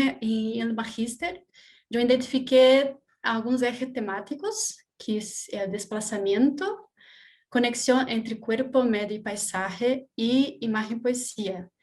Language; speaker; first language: Spanish; non-native, learner; Portuguese